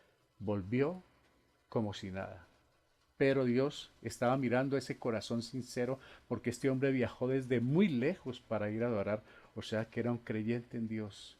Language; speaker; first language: Spanish; native; Spanish